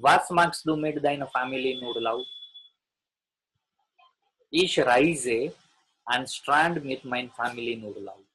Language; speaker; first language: German; non-native, learner; Gujarati